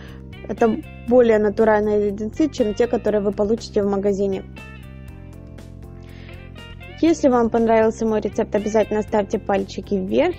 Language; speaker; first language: Russian; native; Russian